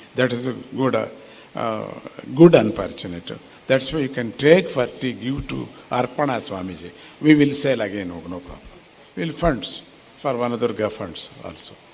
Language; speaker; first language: English; non-native, local second language; Telugu